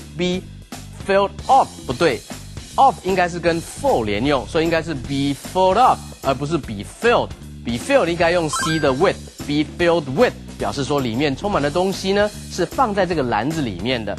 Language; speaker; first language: Chinese; native; Chinese